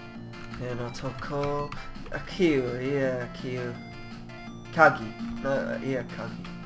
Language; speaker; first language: Japanese; non-native, learner; English